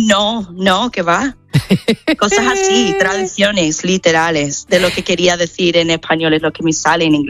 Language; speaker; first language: Spanish; non-native, fluent; English